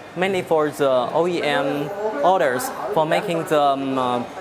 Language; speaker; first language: English; non-native, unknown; Chinese